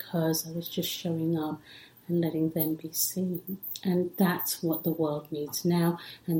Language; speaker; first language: English; early bilingual, other home language; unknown